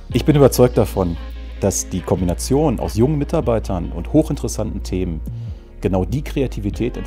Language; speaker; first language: German; native; German